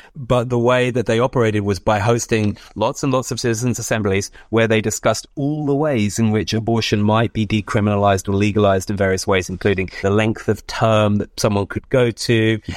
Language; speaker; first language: English; native; English